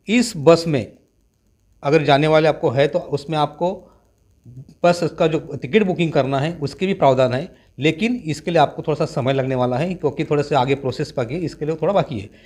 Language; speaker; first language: Hindi; non-native, local second language; Marathi